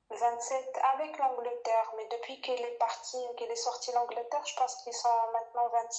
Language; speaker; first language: French; non-native, fluent; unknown